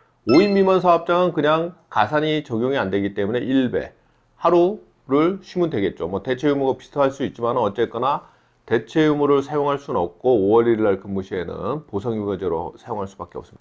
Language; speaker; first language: Korean; native; Korean